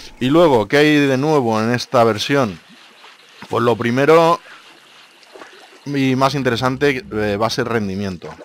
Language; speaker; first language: Spanish; native; Spanish